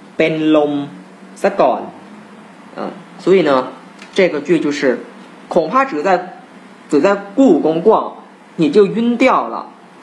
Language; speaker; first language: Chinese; non-native, fluent; Thai